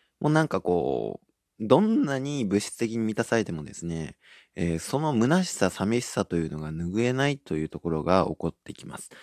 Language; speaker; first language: Japanese; native; Japanese